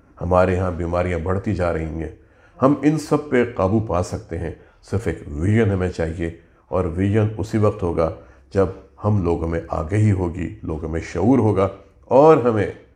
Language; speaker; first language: Urdu; native; Urdu